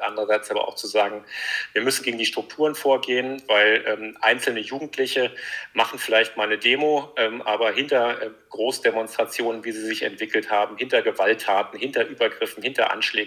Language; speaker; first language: German; native; German